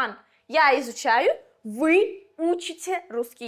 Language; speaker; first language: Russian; non-native, local second language; Uzbek